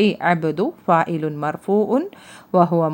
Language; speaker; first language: Arabic; non-native, fluent; Malayalam